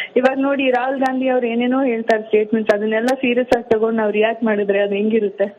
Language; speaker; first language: Kannada; non-native, local second language; Kodava